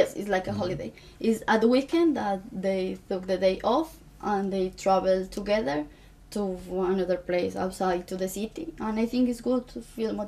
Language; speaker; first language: English; non-native, fluent; Spanish